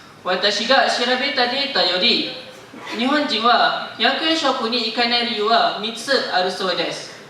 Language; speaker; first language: Japanese; non-native, learner; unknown